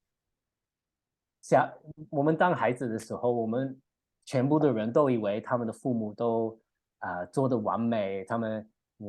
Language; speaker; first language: Chinese; early bilingual, heritage; English